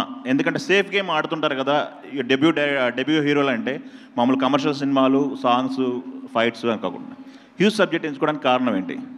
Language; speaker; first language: Telugu; native; Telugu